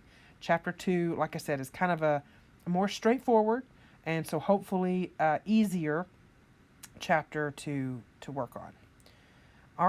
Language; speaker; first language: English; native; English